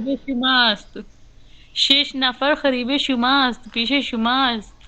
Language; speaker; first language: Persian; non-native, learner; Urdu